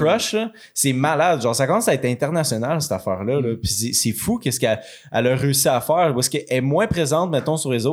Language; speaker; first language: French; native; French